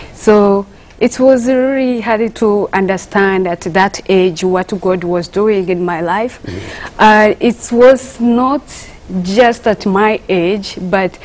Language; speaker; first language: English; non-native, local second language; Kinyarwanda